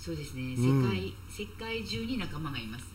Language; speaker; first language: Japanese; native; Japanese